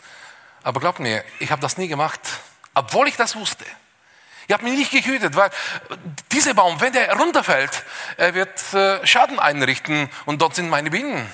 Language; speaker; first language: German; non-native, fluent; Bulgarian